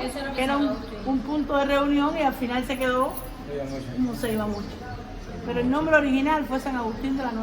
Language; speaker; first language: Spanish; native; Spanish